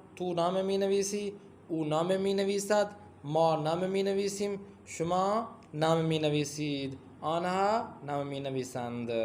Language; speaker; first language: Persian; non-native, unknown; Urdu